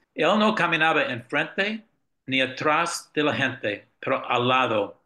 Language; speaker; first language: Spanish; non-native, fluent; English